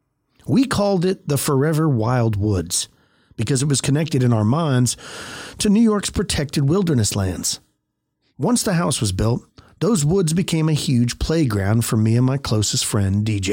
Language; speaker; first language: English; native; English